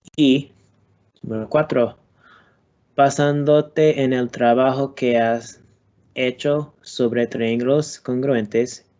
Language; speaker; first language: Spanish; non-native, learner; English